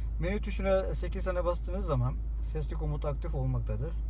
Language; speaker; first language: Turkish; native; Turkish